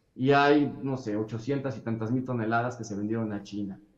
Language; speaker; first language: Spanish; native; Spanish